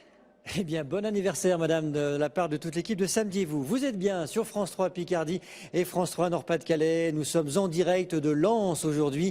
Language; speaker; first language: French; native; French